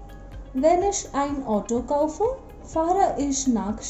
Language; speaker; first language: German; non-native, fluent; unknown